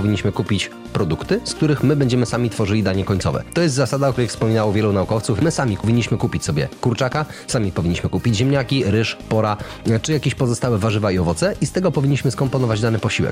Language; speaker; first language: Polish; native; Polish